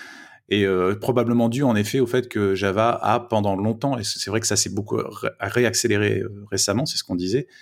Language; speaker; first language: French; native; French